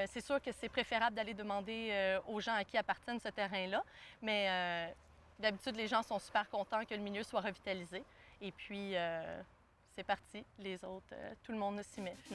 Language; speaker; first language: French; native; French